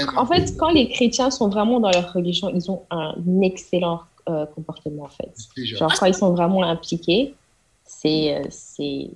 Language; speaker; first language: French; non-native, local second language; Wolof